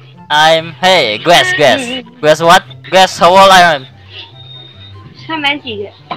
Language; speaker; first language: English; non-native, learner; Indonesian